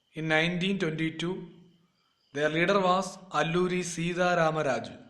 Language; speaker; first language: English; non-native, local second language; Malayalam